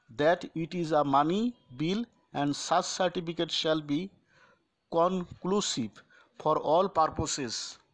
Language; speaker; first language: English; non-native, local second language; Bangla